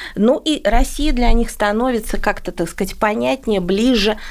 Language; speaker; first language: Russian; non-native, fluent; Arabic